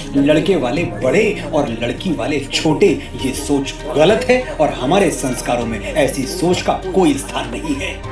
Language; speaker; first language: Hindi; native; Hindi